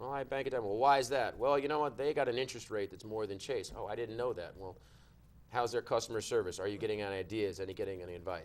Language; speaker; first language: English; native; English